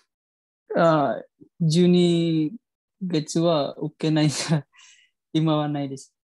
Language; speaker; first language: Japanese; non-native, learner; Indonesian